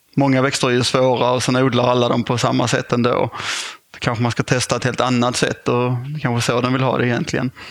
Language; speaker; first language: Swedish; native; Swedish